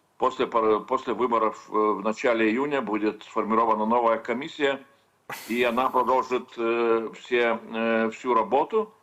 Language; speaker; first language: Russian; non-native, fluent; Lithuanian